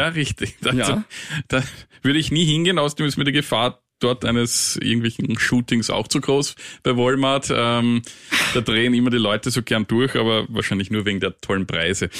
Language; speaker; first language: German; native; German